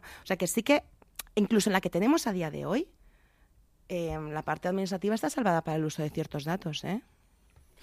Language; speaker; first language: Spanish; native; Spanish